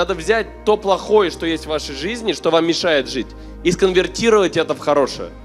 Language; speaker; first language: Russian; native; Russian